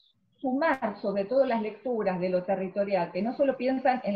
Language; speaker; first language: Spanish; native; Spanish